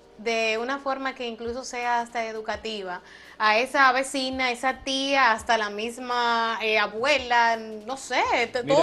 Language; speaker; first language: Spanish; native; Spanish